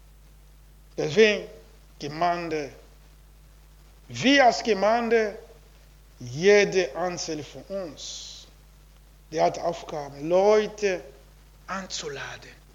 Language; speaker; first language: German; non-native, learner; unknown